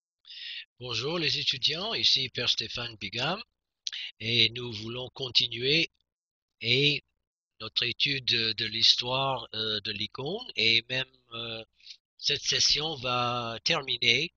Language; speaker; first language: French; non-native, fluent; English